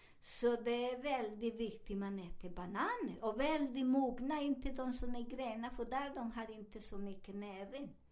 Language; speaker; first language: Swedish; non-native, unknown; Spanish